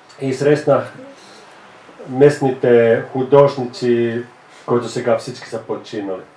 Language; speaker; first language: Bulgarian; non-native, fluent; Finnish